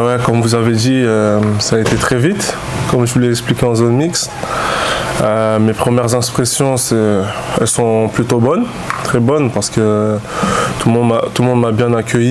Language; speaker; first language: French; native; French